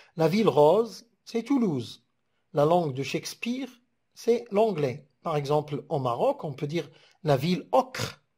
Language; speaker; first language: French; non-native, local second language; Arabic